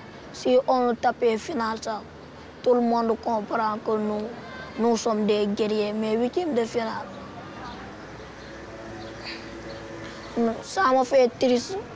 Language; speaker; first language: French; non-native, learner; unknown